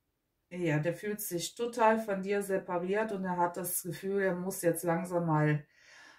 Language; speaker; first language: German; native; German